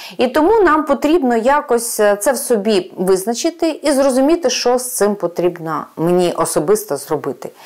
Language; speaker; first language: Ukrainian; non-native, local second language; Russian